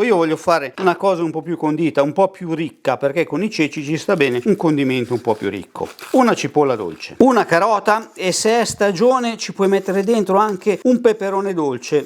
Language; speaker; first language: Italian; native; Italian